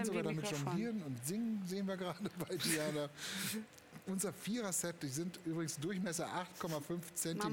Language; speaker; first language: German; native; German